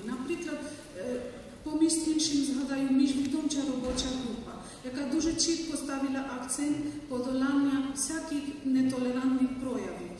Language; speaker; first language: Ukrainian; non-native, fluent; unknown